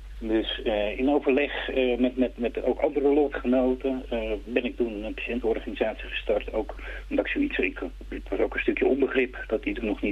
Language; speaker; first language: Dutch; native; Dutch